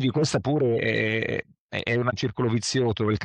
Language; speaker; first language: Italian; native; Italian